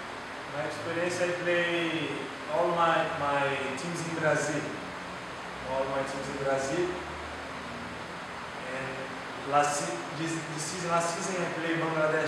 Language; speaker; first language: English; non-native, learner; Portuguese